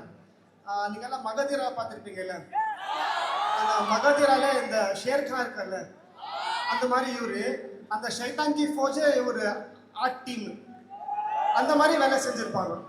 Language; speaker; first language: Tamil; non-native, local second language; Kannada